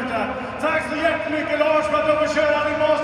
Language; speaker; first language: Swedish; native; Swedish